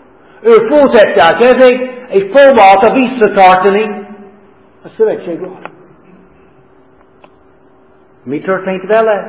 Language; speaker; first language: Hungarian; non-native, learner; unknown